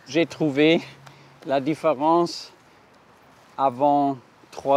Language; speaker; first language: French; non-native, learner; German